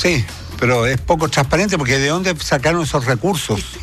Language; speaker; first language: Spanish; native; Spanish